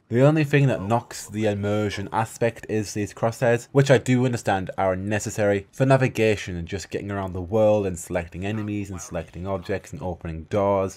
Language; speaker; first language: English; native; English